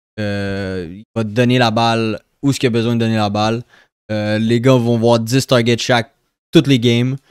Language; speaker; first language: French; native; French